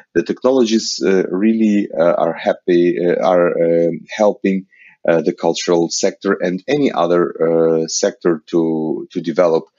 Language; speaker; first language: English; non-native, fluent; Ukrainian